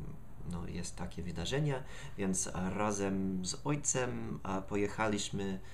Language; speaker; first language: Polish; non-native, learner; English